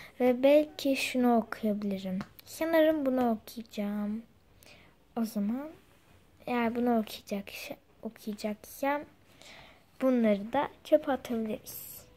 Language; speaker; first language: Turkish; early bilingual, heritage; Turkish